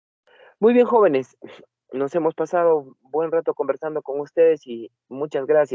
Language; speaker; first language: Spanish; native; Spanish